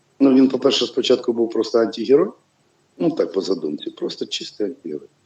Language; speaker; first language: Ukrainian; non-native, local second language; Russian